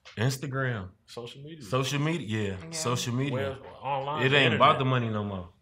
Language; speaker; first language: English; native; English